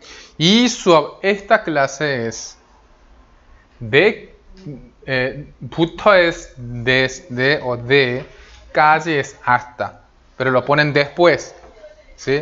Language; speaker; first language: Spanish; non-native, fluent; Korean